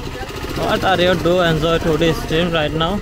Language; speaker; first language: English; non-native, learner; Bangla